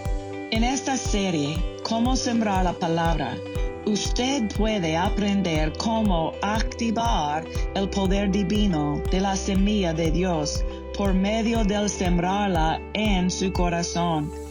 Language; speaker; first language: Spanish; non-native, fluent; English